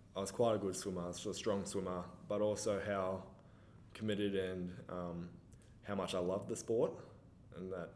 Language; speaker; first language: English; native; English